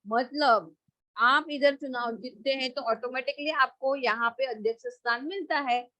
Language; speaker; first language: Hindi; non-native, local second language; Marathi